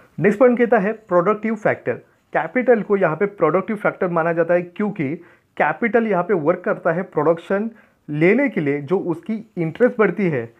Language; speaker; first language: Hindi; non-native, local second language; Marathi